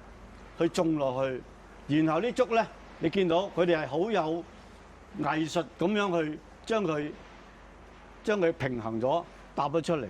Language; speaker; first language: Cantonese; native; Cantonese